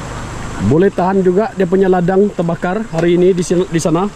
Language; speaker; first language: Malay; non-native, local second language; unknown